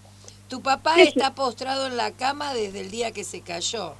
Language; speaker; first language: Spanish; native; Spanish